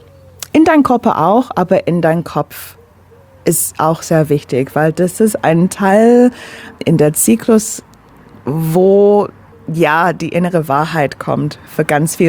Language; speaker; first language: German; non-native, fluent; English